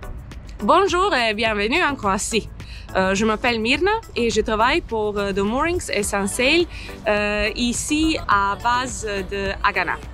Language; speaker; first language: French; non-native, learner; Croatian